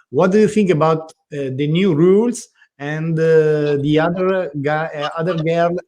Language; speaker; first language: English; non-native, learner; Italian